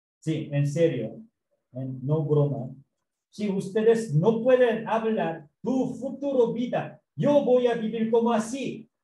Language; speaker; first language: Spanish; non-native, learner; Korean